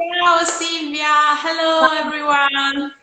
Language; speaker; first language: English; non-native, fluent; Italian